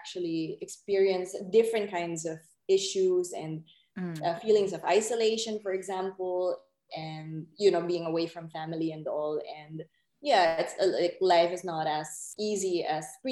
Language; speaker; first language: English; non-native, local second language; Filipino